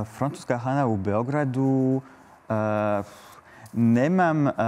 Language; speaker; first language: Croatian; non-native, learner; French